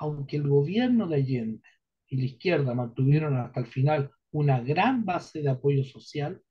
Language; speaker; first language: Spanish; native; Spanish